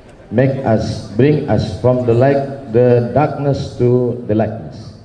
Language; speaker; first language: English; non-native, learner; Indonesian